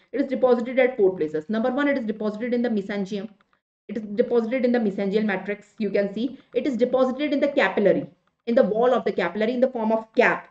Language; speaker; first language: English; non-native, local second language; Hindi